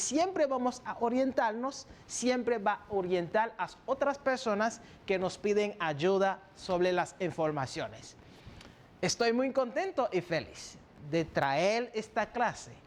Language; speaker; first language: Spanish; non-native, fluent; French